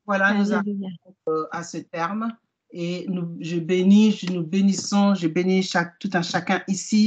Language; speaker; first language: French; native; French